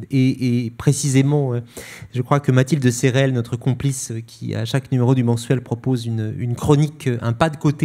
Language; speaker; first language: French; native; French